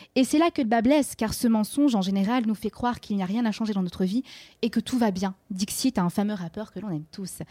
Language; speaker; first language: French; native; French